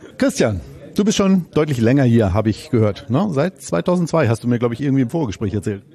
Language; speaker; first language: German; native; German